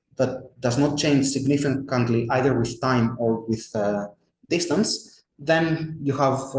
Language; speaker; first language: English; non-native, fluent; Greek